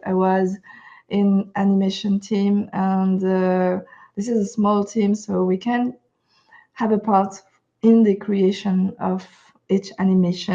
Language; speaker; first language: English; non-native, fluent; French